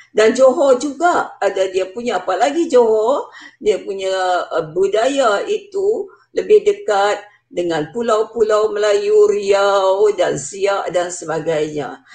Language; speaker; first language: Malay; native; Malay